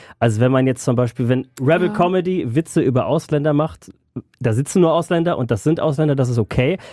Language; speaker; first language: German; native; German